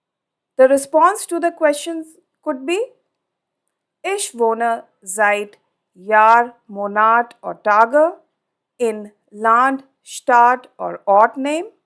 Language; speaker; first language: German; non-native, fluent; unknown